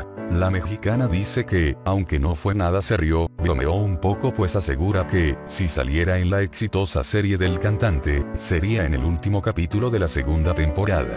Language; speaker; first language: Spanish; native; Spanish